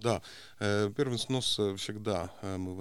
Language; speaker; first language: Russian; non-native, local second language; Estonian